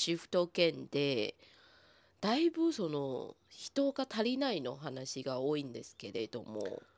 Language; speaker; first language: Japanese; non-native, fluent; Chinese